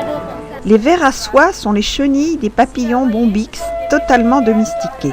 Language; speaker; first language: French; native; French